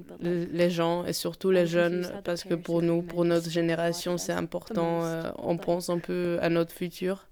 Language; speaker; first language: French; non-native, fluent; Polish